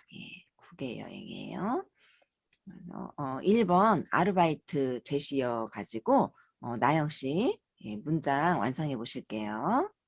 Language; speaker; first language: Korean; native; Korean